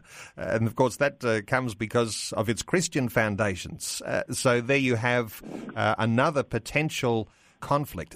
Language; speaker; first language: English; native; English